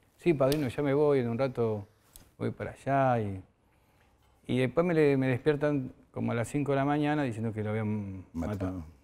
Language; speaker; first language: Spanish; native; Spanish